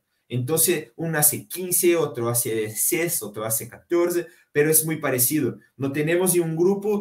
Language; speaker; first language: Spanish; non-native, fluent; Portuguese